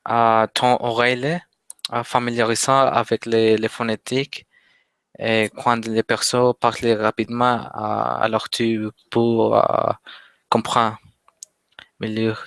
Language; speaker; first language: French; non-native, learner; Spanish